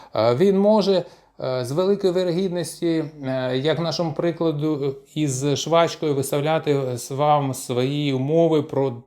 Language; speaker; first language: Ukrainian; non-native, local second language; Russian